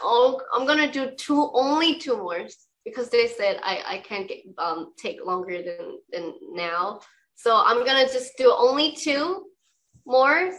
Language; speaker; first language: English; non-native, fluent; Thai